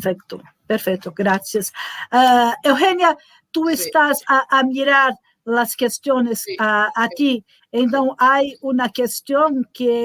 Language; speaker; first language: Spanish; non-native, learner; Portuguese